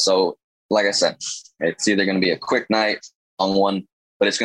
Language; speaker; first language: English; native; English